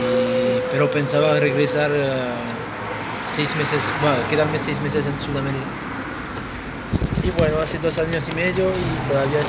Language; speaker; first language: Spanish; non-native, fluent; French